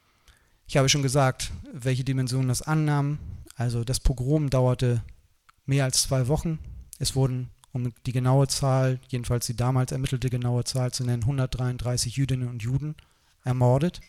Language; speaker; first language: German; native; German